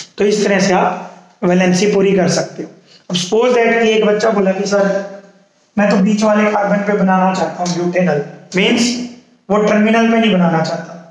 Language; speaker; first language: Hindi; native; Hindi